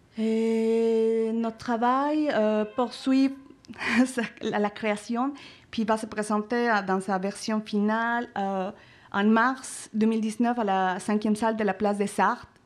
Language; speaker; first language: French; non-native, fluent; Spanish